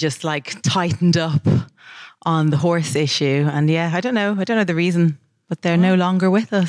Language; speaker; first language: English; native; English